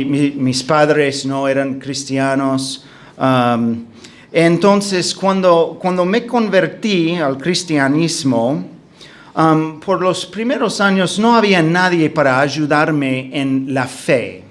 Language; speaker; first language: Spanish; non-native, fluent; English